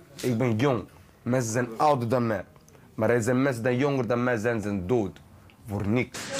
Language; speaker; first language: Dutch; early bilingual, other home language; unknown